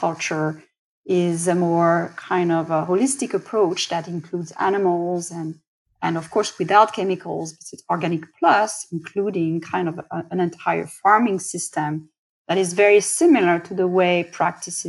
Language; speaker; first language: English; non-native, fluent; French